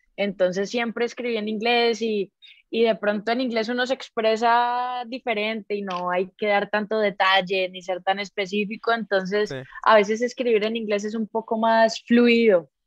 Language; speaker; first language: Spanish; native; Spanish